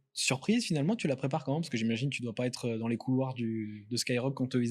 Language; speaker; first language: French; native; French